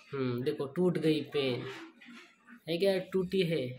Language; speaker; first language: Hindi; non-native, local second language; Marathi